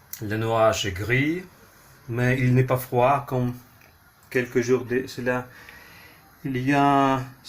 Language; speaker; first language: French; non-native, learner; Ukrainian